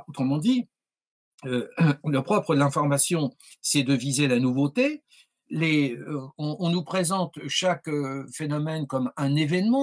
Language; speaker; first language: French; native; French